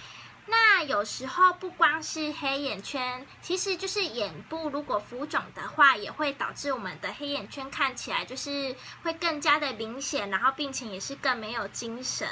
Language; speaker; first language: Chinese; native; Chinese